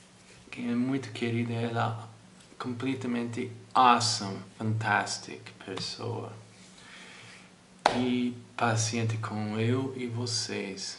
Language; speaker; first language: Portuguese; non-native, fluent; English